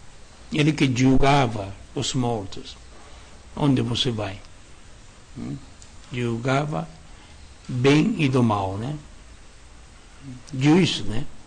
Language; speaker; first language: Portuguese; non-native, learner; Japanese